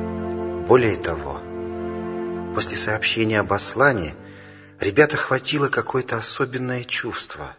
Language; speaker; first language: Russian; native; Russian